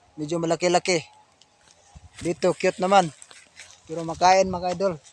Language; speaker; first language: Filipino; non-native, local second language; Masbatenyo